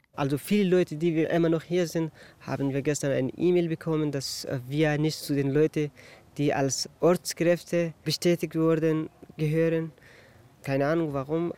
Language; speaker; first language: German; non-native, fluent; Persian